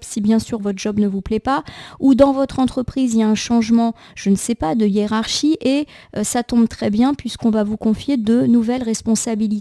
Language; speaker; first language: French; native; French